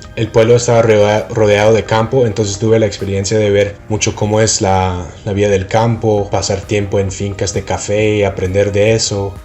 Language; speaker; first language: Spanish; non-native, fluent; English